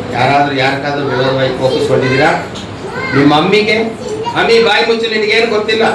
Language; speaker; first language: Kannada; non-native, local second language; Telugu